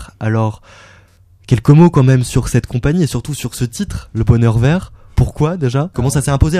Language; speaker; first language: French; native; French